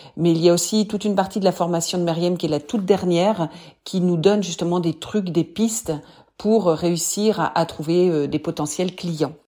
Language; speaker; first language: French; native; French